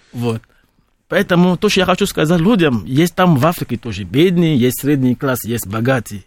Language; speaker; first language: Russian; non-native, fluent; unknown